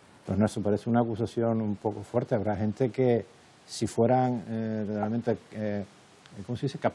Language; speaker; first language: Spanish; native; Spanish